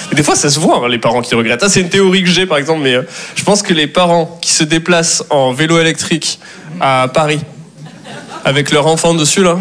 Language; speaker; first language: French; native; French